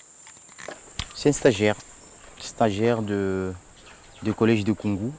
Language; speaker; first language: French; non-native, local second language; Comorian